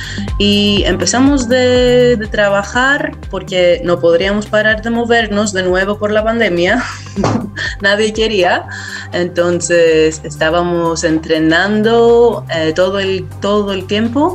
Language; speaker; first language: Spanish; non-native, fluent; Greek